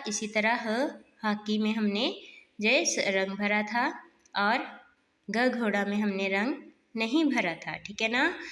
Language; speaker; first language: Urdu; non-native, local second language; Punjabi